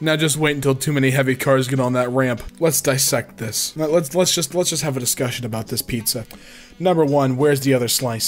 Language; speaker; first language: English; native; English